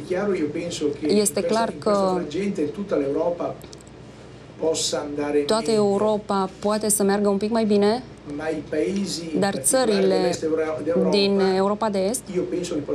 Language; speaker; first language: Romanian; non-native, fluent; Italian